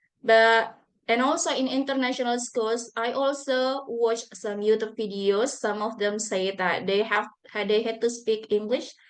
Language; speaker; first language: English; non-native, fluent; Buginese